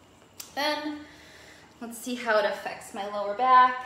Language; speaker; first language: English; native; English